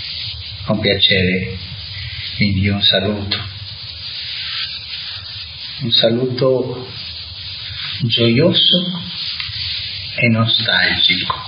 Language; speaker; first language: Italian; non-native, fluent; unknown